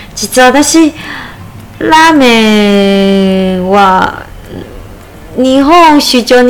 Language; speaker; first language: Japanese; non-native, fluent; Chinese